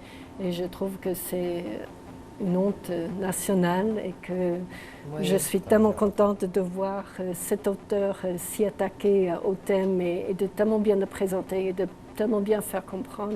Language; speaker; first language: French; non-native, local second language; English